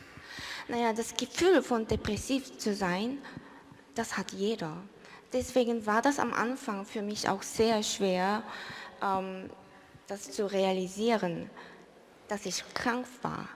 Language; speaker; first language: German; early bilingual, other home language; Korean